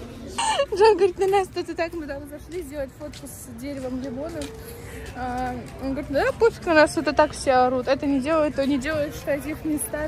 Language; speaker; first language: Russian; native; Russian